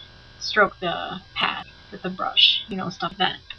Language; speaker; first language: English; native; English